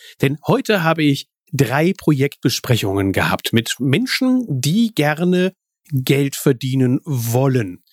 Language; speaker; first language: German; native; German